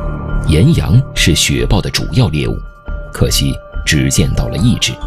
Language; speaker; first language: Chinese; native; Chinese